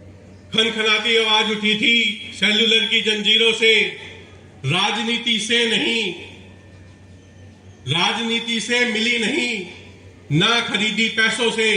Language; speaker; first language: Hindi; native; Hindi